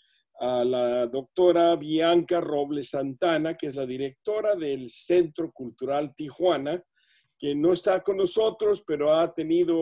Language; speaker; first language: Spanish; early bilingual, other home language; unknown